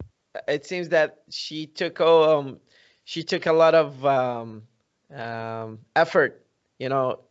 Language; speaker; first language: English; non-native, fluent; Arabic